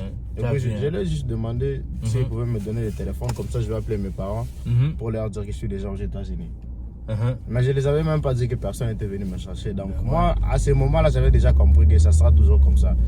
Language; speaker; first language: French; non-native, local second language; Swahili